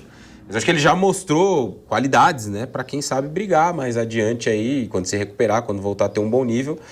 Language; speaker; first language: Portuguese; native; Portuguese